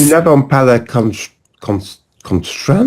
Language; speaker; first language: French; non-native, learner; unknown